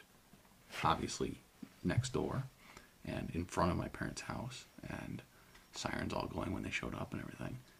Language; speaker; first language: English; native; English